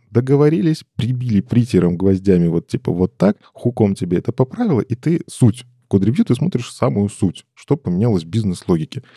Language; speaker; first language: Russian; native; Russian